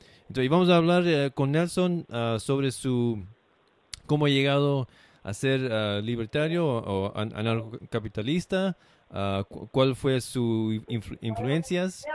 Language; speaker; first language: Spanish; non-native, fluent; English